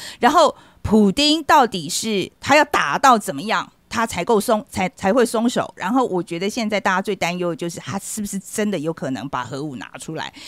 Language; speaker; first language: Chinese; native; Chinese